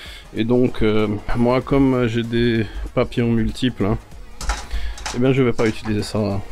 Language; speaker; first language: French; native; French